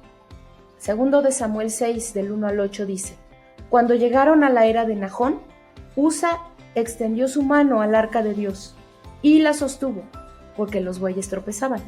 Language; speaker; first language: Spanish; native; Spanish